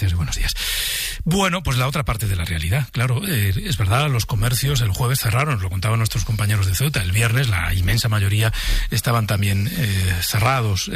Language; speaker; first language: Spanish; native; Spanish